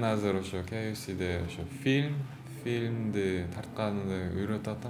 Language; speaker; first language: Kyrgyz; early bilingual, other home language; Korean